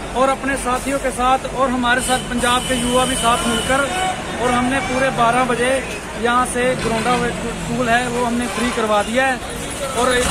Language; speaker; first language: Hindi; native; Hindi